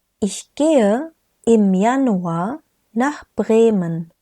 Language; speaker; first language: German; non-native, fluent; Turkish